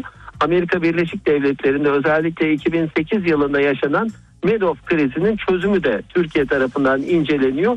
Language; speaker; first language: Turkish; native; Turkish